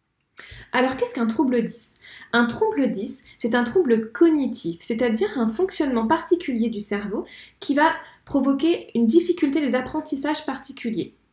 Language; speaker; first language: French; native; French